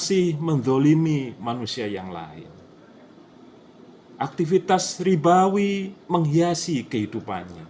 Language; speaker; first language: Indonesian; native; Indonesian